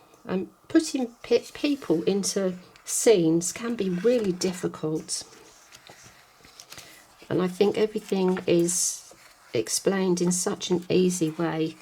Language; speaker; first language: English; native; English